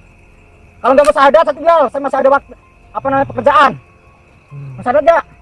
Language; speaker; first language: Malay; non-native, local second language; Javanese